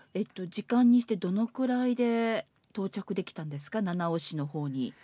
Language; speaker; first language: Japanese; native; Japanese